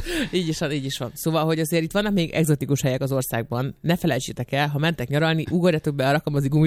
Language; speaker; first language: Hungarian; native; Hungarian